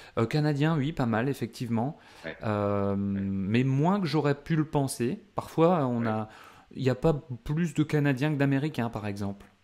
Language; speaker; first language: French; native; French